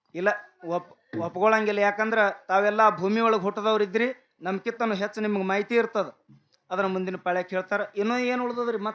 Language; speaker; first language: Kannada; non-native, local second language; Lambadi